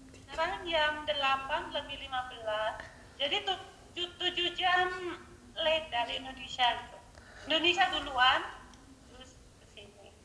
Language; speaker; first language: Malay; non-native, local second language; Javanese